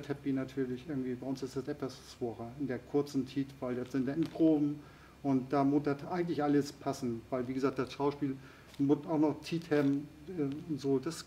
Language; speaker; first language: German; native; German